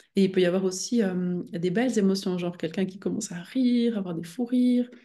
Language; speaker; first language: French; native; French